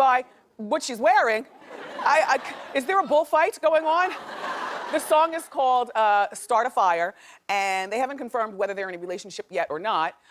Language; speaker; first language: English; native; English